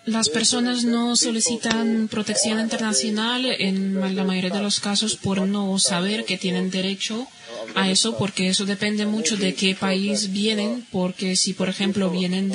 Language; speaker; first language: Spanish; non-native, fluent; Bosnian